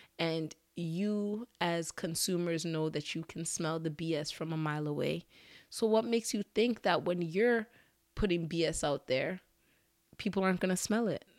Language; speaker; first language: English; early bilingual, other home language; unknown